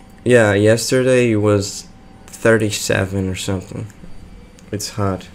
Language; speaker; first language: English; non-native, learner; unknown